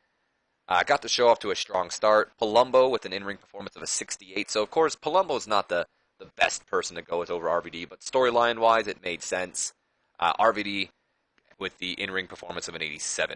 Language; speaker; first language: English; native; English